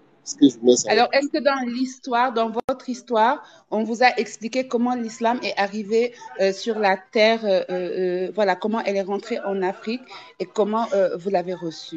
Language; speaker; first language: French; native; French